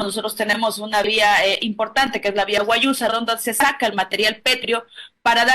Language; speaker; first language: Spanish; native; Spanish